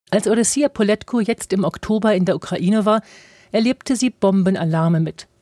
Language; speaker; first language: German; native; German